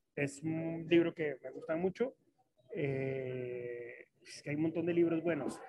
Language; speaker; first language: Spanish; native; Spanish